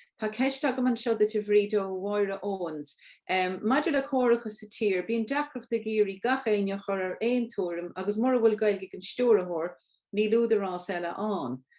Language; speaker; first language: Irish; native; Irish